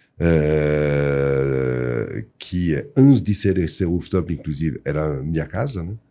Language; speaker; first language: Portuguese; non-native, fluent; French